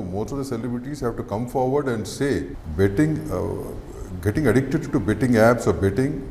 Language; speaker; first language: English; non-native, local second language; Telugu